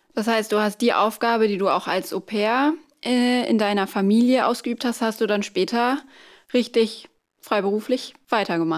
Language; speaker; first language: German; native; German